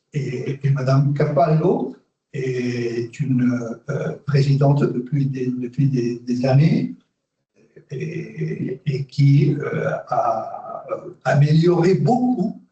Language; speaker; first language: French; non-native, fluent; Spanish